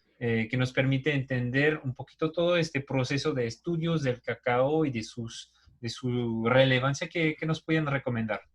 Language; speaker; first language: Spanish; native; Spanish